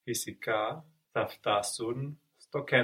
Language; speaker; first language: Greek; non-native, learner; English